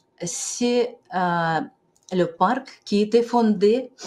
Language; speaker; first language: French; non-native, fluent; Russian